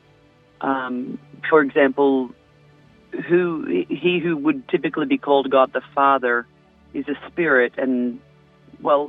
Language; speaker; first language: English; native; English